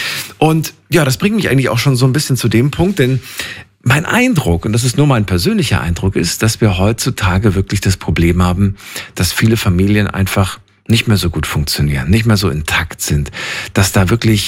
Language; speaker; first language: German; native; German